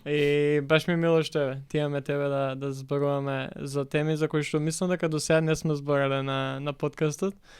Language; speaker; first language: Macedonian; native; Macedonian